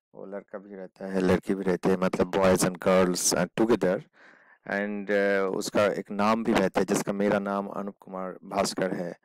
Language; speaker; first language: Hindi; non-native, local second language; Bangla